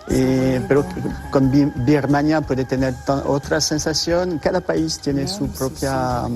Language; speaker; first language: Spanish; non-native, fluent; French